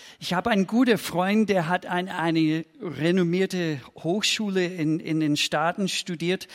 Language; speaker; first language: German; non-native, fluent; English